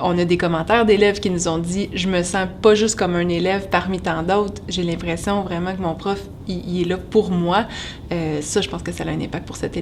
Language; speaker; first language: French; native; French